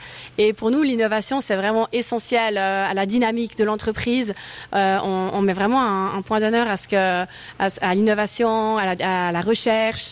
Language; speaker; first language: French; native; French